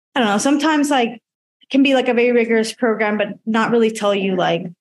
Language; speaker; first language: English; non-native, fluent; Spanish